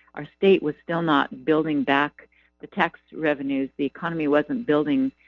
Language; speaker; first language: English; native; English